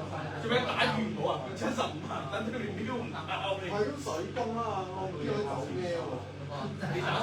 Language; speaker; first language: Cantonese; native; Cantonese